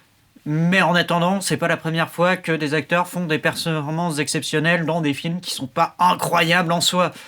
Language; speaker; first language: French; native; French